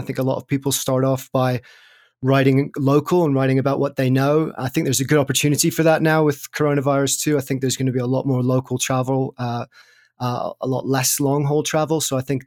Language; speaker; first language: English; native; English